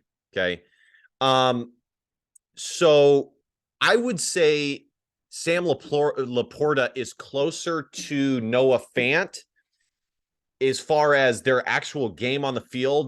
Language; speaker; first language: English; native; English